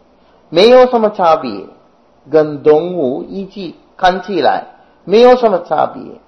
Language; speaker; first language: Chinese; non-native, fluent; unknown